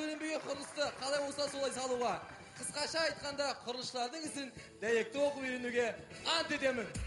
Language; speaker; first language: Kazakh; native; Kazakh